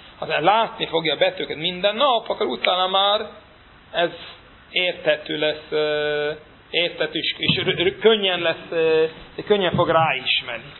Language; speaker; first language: Hungarian; non-native, fluent; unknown